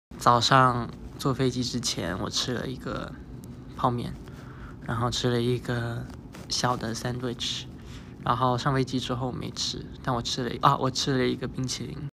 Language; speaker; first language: Chinese; early bilingual, heritage; Chinese